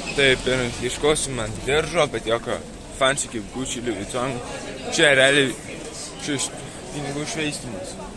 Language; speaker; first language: Lithuanian; early bilingual, heritage; Lithuanian